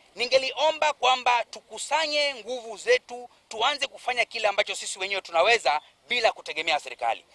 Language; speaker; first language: Swahili; native; Swahili